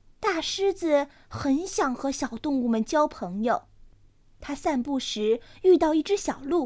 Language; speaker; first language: Chinese; native; Chinese